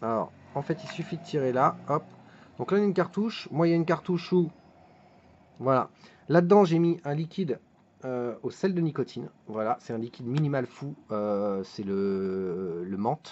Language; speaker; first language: French; native; French